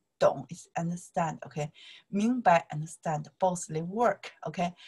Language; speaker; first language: English; non-native, learner; Chinese